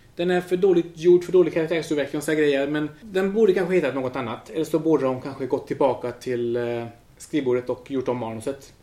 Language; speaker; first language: Swedish; early bilingual, other home language; Spanish